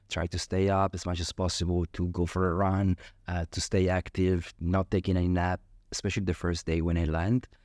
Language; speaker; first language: English; non-native, fluent; Italian